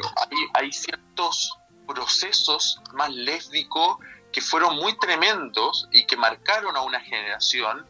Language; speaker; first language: Spanish; native; Spanish